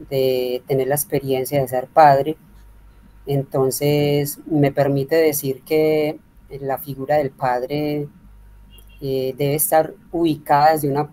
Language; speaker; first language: Spanish; native; Spanish